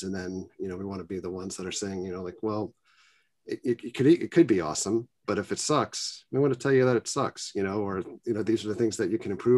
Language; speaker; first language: English; native; English